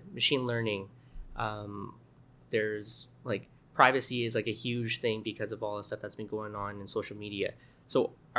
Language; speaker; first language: English; native; English